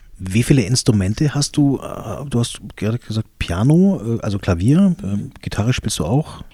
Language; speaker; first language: German; native; German